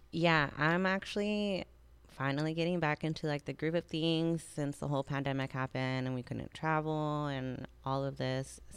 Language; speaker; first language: English; native; English